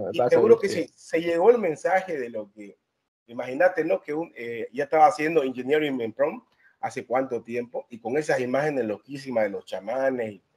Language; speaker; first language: Spanish; native; Spanish